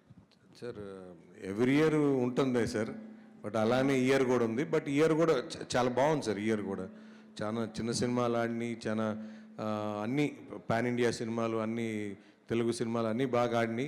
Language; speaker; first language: Telugu; native; Telugu